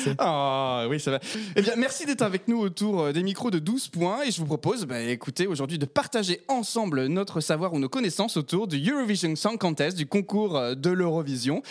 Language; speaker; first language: French; native; French